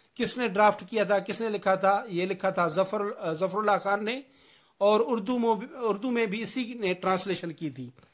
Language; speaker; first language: Urdu; non-native, local second language; Sindhi